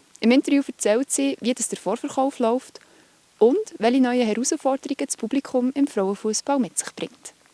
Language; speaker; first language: German; native; German